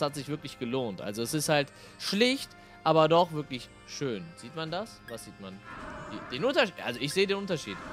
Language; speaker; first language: German; native; German